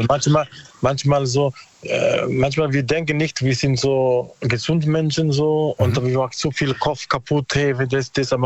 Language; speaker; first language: German; non-native, learner; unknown